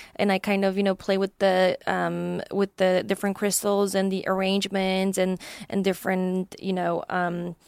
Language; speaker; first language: English; non-native, fluent; Polish